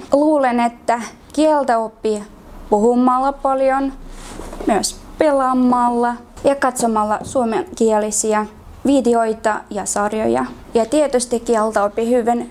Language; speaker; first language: Finnish; non-native, fluent; Russian